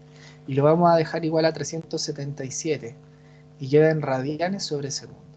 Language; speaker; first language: Spanish; native; Spanish